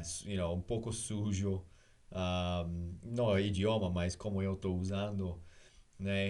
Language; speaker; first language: Portuguese; non-native, learner; English